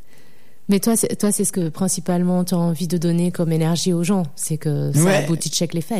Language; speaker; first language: French; native; French